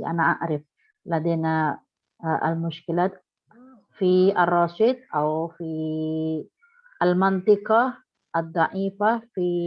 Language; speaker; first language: Arabic; non-native, fluent; Indonesian